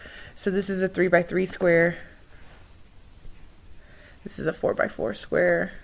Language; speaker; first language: English; native; English